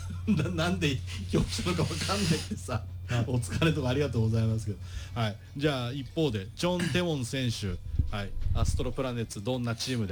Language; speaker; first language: Japanese; native; Japanese